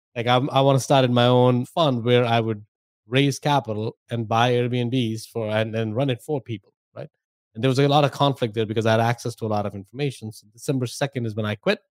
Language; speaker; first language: English; non-native, local second language; Hindi